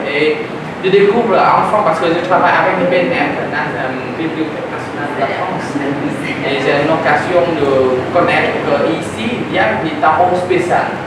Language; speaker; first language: French; non-native, learner; Vietnamese